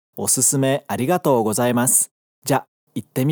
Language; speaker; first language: Japanese; non-native, fluent; Portuguese